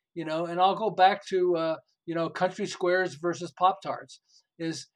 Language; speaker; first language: English; native; English